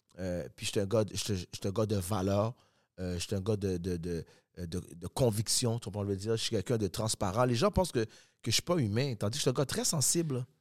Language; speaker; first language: French; native; French